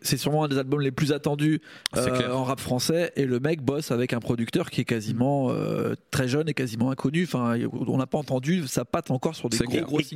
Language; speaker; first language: French; native; French